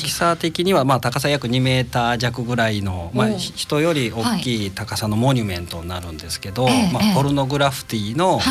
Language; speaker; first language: Japanese; native; Japanese